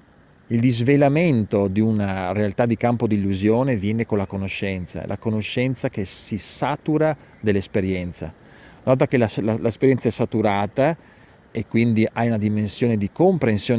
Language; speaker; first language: Italian; native; Italian